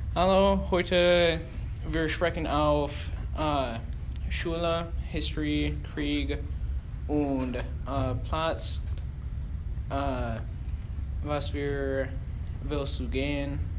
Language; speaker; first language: German; non-native, learner; English